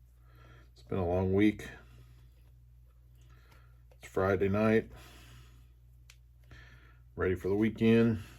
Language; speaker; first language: English; native; English